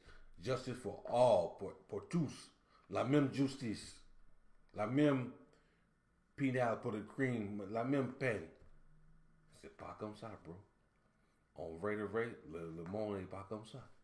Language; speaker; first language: French; non-native, learner; English